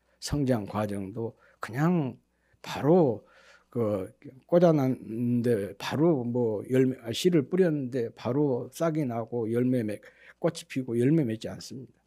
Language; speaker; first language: Korean; native; Korean